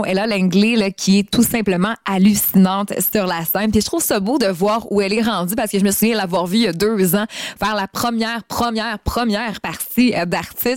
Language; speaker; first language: French; native; French